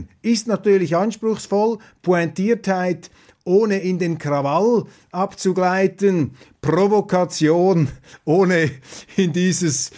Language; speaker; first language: German; non-native, local second language; Swiss German